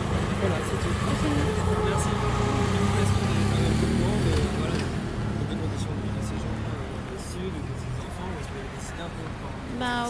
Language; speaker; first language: French; native; French